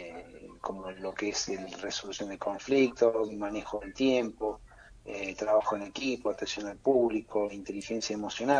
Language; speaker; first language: Spanish; native; Spanish